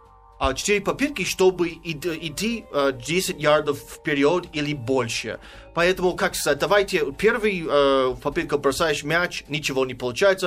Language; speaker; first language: Russian; non-native, fluent; English